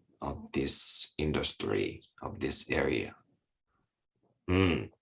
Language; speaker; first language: English; non-native, learner; Japanese